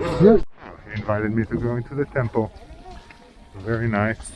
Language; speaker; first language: English; non-native, fluent; Hebrew